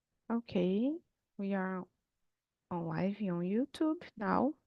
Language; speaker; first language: English; non-native, learner; Portuguese